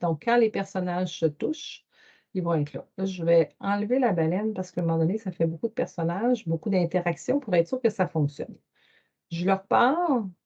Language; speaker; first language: French; native; French